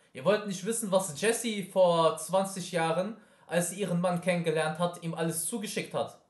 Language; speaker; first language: German; early bilingual, other home language; Arabic